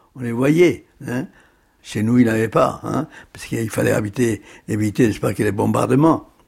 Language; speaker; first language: French; early bilingual, other home language; Spanish